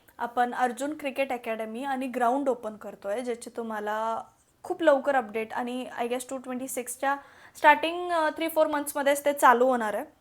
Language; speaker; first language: Marathi; non-native, local second language; Malayalam